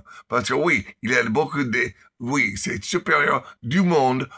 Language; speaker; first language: French; non-native, learner; English